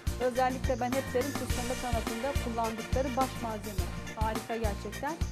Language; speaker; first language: Turkish; non-native, local second language; Arabic